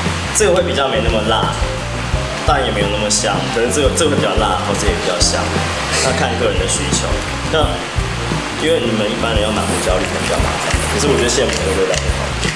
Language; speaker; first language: Chinese; native; Chinese